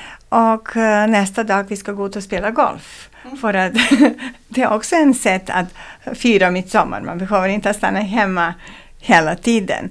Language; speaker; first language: Swedish; non-native, fluent; Serbian